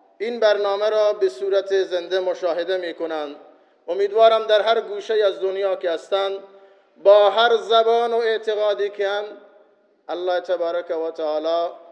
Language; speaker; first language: Persian; non-native, local second language; Baluchi